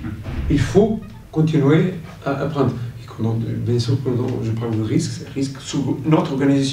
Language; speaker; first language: French; non-native, fluent; Portuguese